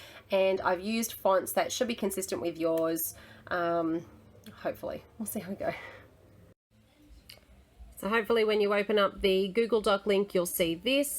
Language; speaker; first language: English; native; English